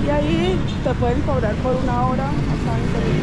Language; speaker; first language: Spanish; native; Spanish